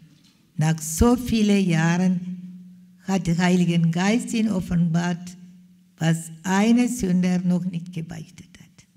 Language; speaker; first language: German; non-native, fluent; Malayalam